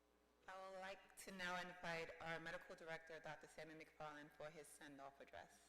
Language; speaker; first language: English; native; English